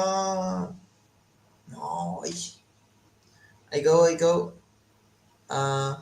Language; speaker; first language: English; non-native, learner; Spanish